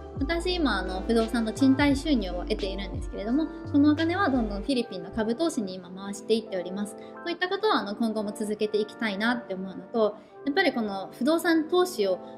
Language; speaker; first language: Japanese; native; Japanese